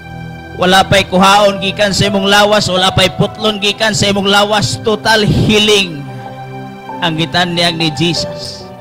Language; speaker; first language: Cebuano; native; Cebuano